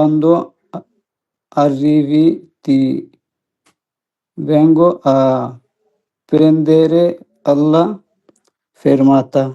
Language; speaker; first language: Italian; non-native, learner; Bangla